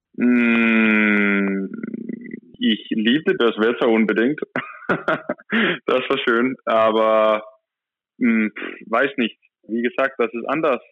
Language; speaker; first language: German; non-native, fluent; Danish